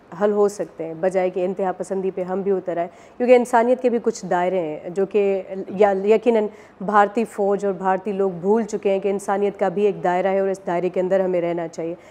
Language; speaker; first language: Urdu; non-native, local second language; Sindhi